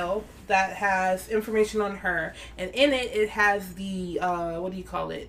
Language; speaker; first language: English; native; English